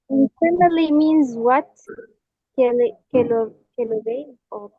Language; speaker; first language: English; non-native, fluent; Arabic